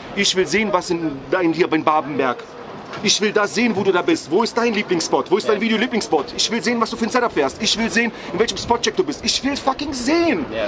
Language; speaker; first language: German; early bilingual, other home language; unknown